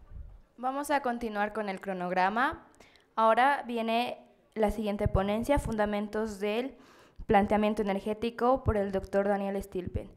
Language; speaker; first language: Spanish; native; Spanish